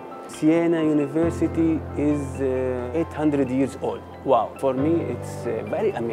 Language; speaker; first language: English; non-native, learner; Arabic